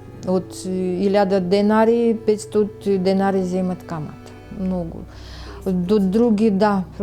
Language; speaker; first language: Macedonian; non-native, learner; Russian